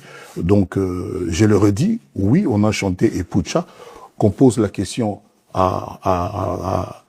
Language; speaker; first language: French; non-native, local second language; Lingala